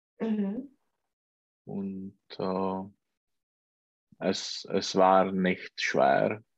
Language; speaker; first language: German; non-native, learner; Czech